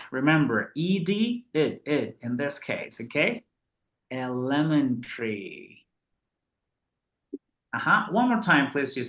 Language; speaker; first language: English; non-native, fluent; Spanish